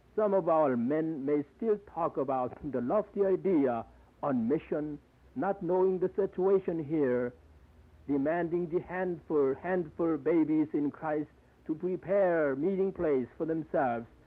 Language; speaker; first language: English; non-native, fluent; Korean